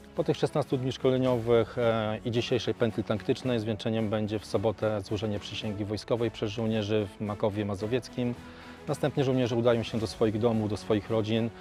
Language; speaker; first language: Polish; native; Polish